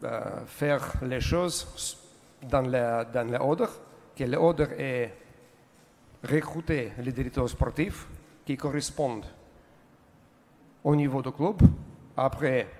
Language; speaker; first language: French; non-native, learner; Russian